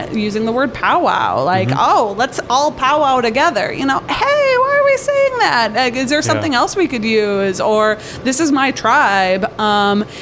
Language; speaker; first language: English; native; English